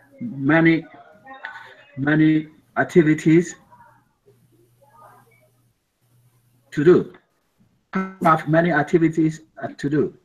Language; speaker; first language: English; non-native, learner; Spanish